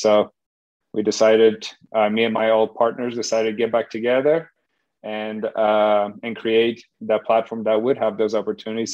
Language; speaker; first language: English; non-native, fluent; Polish